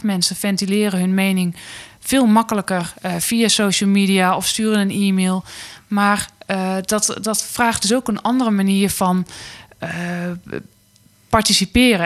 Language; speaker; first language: Dutch; native; Dutch